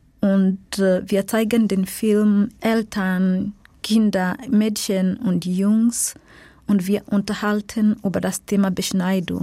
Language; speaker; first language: German; non-native, fluent; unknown